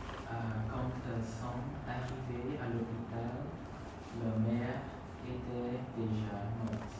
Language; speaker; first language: French; non-native, fluent; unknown